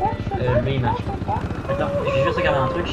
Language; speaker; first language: French; native; French